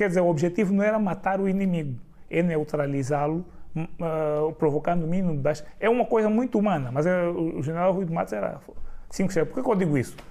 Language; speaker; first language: Portuguese; native; Portuguese